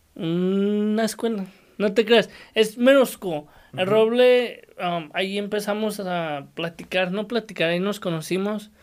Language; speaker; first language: Spanish; native; Spanish